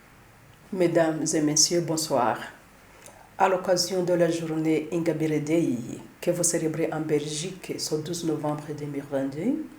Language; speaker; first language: French; non-native, local second language; Kinyarwanda